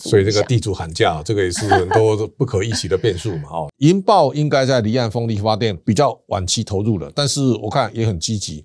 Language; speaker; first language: Chinese; native; Chinese